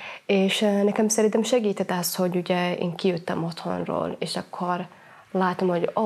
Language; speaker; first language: Hungarian; non-native, fluent; Somali